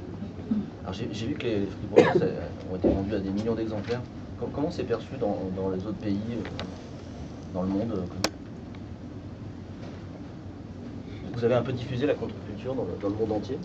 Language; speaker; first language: French; native; French